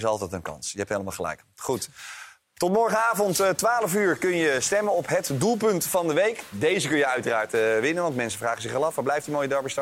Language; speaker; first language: Dutch; native; Dutch